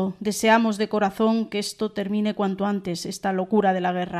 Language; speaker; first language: Spanish; native; Spanish